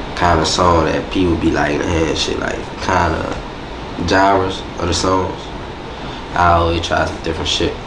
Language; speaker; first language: English; native; English